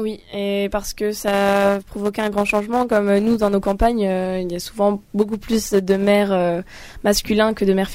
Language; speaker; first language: French; native; French